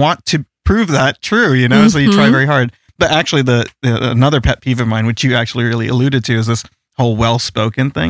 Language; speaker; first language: English; early bilingual, other home language; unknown